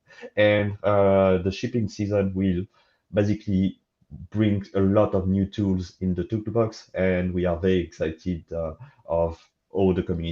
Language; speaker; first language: English; non-native, fluent; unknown